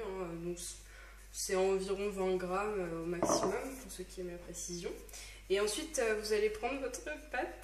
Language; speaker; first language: French; native; French